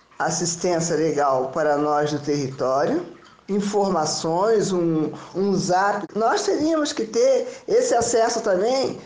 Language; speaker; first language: Portuguese; native; Portuguese